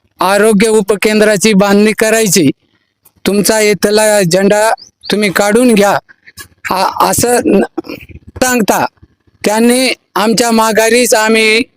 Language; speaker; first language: Marathi; non-native, local second language; Lambadi